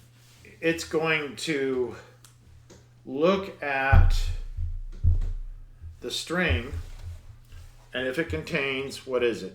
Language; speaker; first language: English; native; English